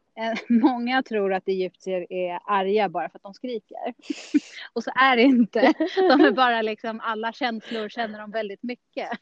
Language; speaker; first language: Swedish; native; Swedish